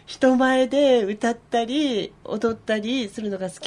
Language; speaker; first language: Japanese; native; Japanese